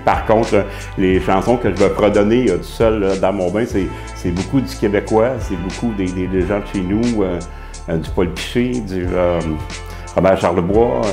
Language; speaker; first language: French; native; French